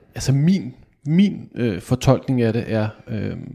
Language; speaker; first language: Danish; native; Danish